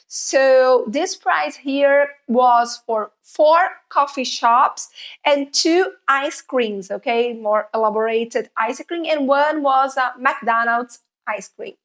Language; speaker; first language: English; non-native, fluent; Portuguese